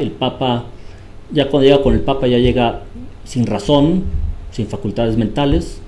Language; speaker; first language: Spanish; native; Spanish